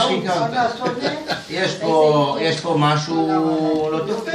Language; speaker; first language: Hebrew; non-native, fluent; French